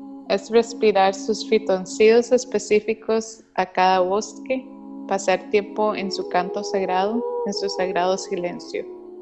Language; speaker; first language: Spanish; native; Spanish